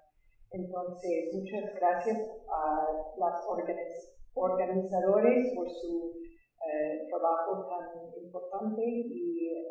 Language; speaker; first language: Spanish; non-native, fluent; English